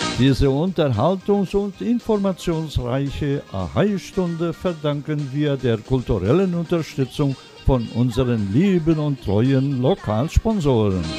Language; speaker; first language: German; early bilingual, heritage; German